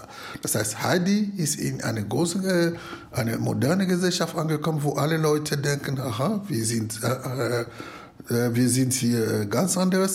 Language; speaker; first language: German; non-native, fluent; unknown